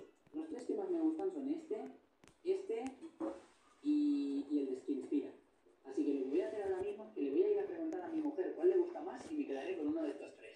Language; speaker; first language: Spanish; native; Spanish